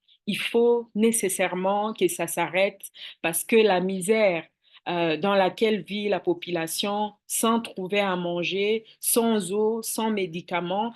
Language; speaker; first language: French; non-native, local second language; Swahili